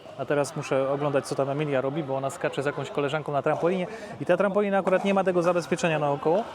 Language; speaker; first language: Polish; native; Polish